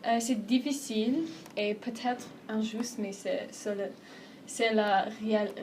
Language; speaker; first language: French; non-native, learner; Persian